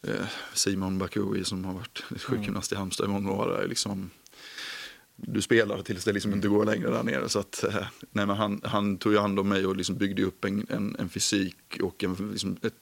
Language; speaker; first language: Swedish; native; Swedish